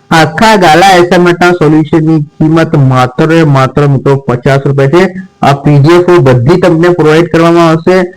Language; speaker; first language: Gujarati; non-native, local second language; Marathi